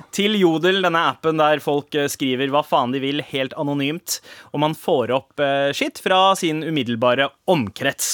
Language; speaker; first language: Norwegian; early bilingual, other home language; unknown